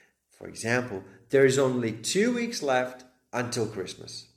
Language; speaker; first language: English; non-native, fluent; Slovak